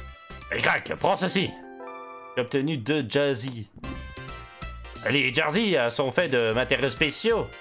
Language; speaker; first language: French; native; French